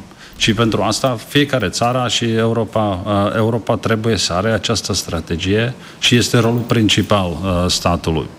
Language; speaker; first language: Romanian; non-native, learner; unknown